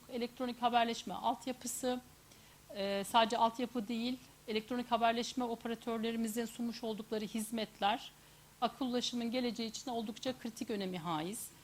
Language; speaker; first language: Turkish; native; Turkish